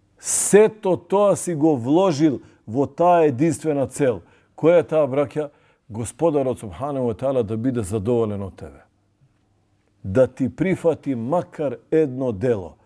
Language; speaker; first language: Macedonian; non-native, local second language; Albanian